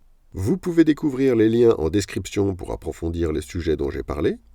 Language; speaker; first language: French; native; French